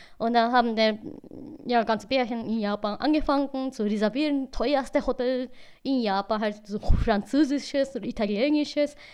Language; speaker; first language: German; non-native, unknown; Japanese